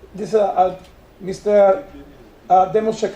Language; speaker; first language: English; non-native, learner; Spanish